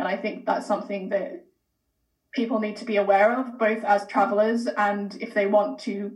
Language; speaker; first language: English; native; English